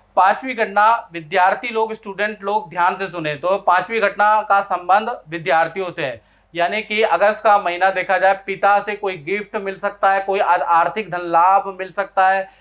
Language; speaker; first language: Hindi; native; Hindi